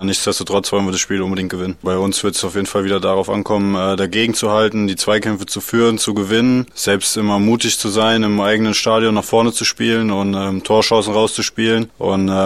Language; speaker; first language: German; native; German